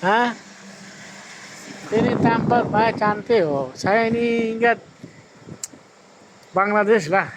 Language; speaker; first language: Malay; non-native, learner; Bangla